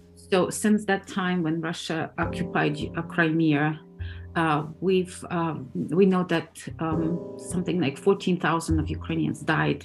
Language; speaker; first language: English; non-native, fluent; Ukrainian